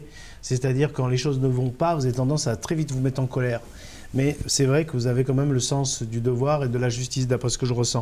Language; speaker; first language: French; native; French